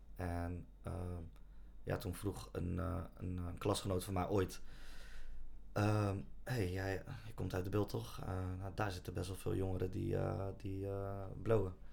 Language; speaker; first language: Dutch; native; Dutch